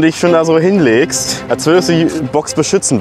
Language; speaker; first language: German; native; German